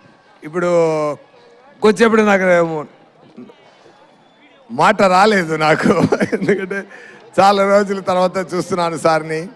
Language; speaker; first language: Telugu; non-native, learner; Tamil